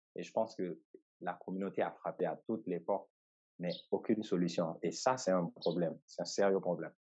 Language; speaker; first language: French; non-native, local second language; Bambara